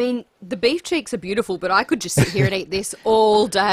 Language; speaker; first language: English; native; English